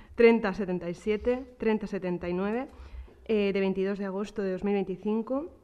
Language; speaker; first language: Spanish; non-native, local second language; Catalan